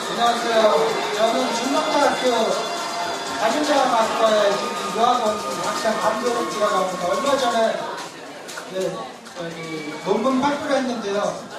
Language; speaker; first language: Korean; non-native, fluent; Mongolian